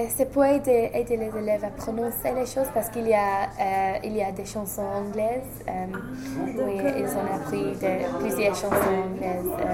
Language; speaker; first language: French; non-native, fluent; English